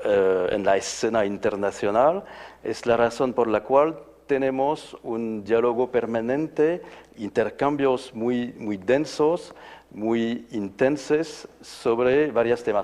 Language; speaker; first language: Spanish; non-native, fluent; French